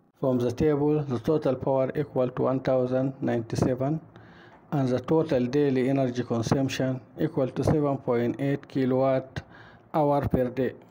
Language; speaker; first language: English; non-native, fluent; Arabic